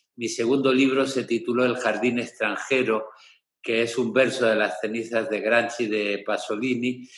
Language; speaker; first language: Spanish; native; Spanish